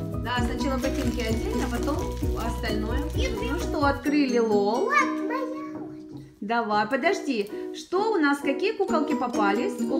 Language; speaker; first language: Russian; native; Russian